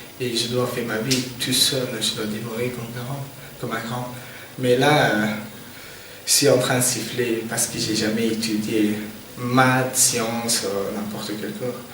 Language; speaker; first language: French; non-native, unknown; Persian